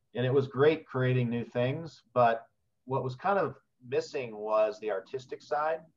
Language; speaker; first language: English; native; English